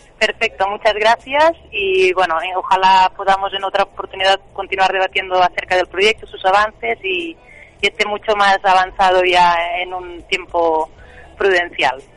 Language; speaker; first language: Spanish; non-native, local second language; Catalan